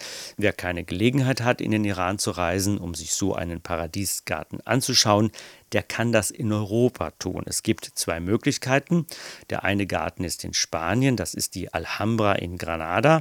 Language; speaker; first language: German; native; German